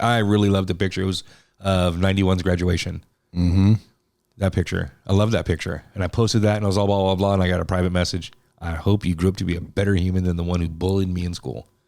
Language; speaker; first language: English; native; English